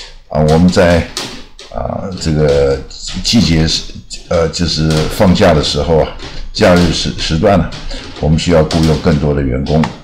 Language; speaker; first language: Chinese; native; Chinese